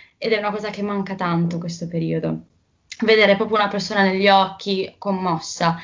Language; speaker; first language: Italian; native; Italian